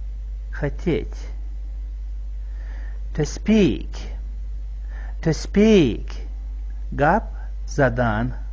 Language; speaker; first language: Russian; non-native, local second language; Tajik